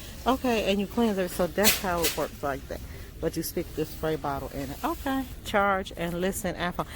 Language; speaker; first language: English; native; English